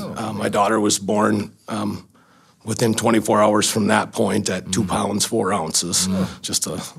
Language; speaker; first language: English; native; English